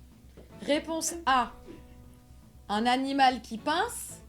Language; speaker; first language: French; native; French